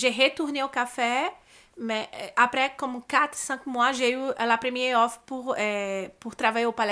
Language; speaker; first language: French; non-native, learner; Portuguese